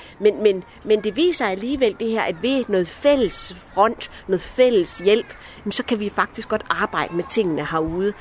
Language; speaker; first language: Danish; early bilingual, other home language; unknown